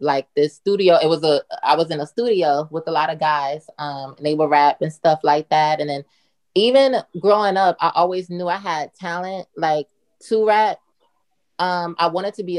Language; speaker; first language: English; native; English